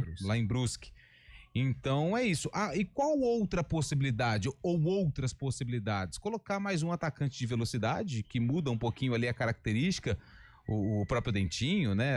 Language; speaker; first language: Portuguese; native; Portuguese